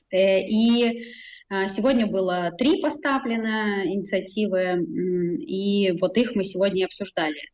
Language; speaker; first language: Russian; native; Russian